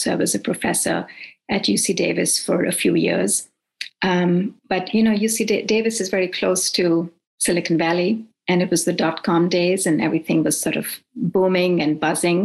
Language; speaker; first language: English; non-native, local second language; Hindi